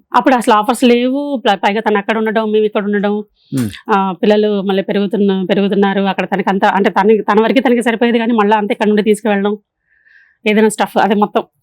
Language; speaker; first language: Telugu; native; Telugu